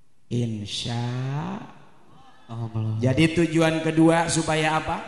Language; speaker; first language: Indonesian; native; Indonesian